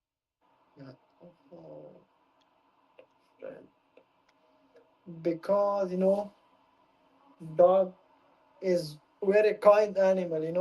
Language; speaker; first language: English; non-native, learner; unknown